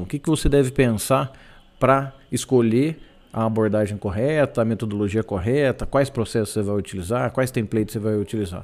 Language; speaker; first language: Portuguese; native; Portuguese